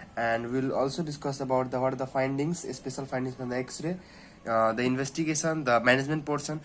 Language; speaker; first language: English; non-native, local second language; Nepali